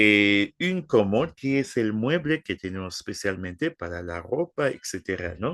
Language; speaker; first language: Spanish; non-native, fluent; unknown